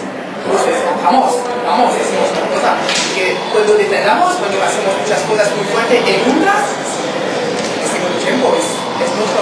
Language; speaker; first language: Spanish; non-native, learner; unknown